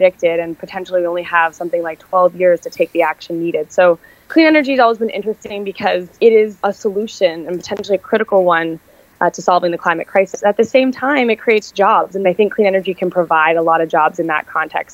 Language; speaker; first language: English; native; English